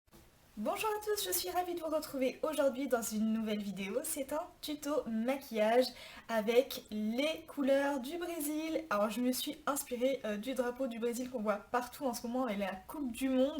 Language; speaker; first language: French; native; French